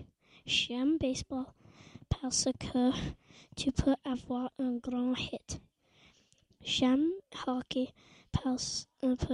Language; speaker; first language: French; non-native, learner; English